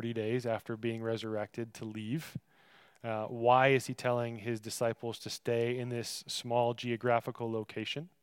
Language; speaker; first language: English; native; English